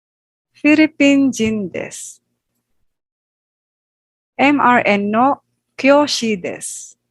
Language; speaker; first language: Japanese; non-native, fluent; Filipino